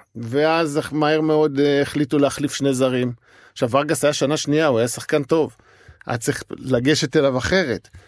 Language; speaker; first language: Hebrew; native; Hebrew